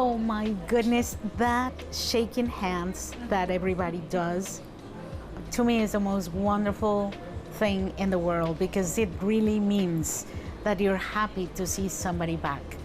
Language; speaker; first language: English; non-native, fluent; Spanish